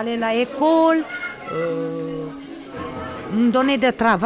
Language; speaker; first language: French; non-native, learner; Romanian